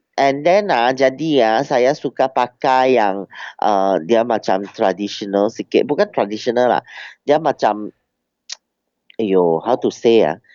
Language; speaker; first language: Malay; non-native, local second language; Chinese